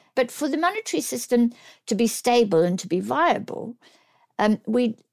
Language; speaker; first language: English; native; English